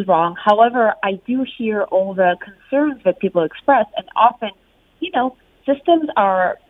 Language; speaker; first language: English; non-native, fluent; Russian